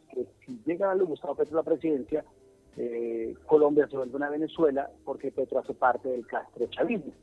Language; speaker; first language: Spanish; native; Spanish